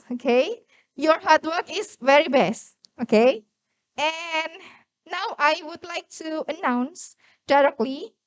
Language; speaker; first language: English; non-native, learner; Indonesian